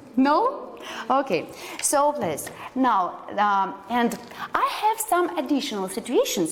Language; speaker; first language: English; non-native, fluent; Russian